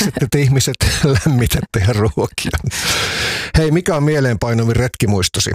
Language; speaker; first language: Finnish; native; Finnish